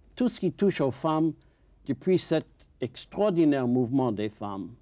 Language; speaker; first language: French; non-native, fluent; English